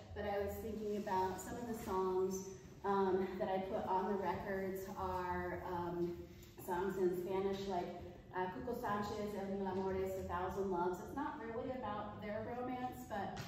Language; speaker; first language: English; native; English